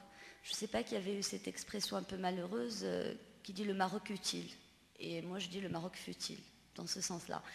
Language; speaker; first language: French; non-native, local second language; Arabic